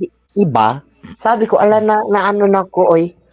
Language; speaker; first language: Filipino; non-native, learner; Indonesian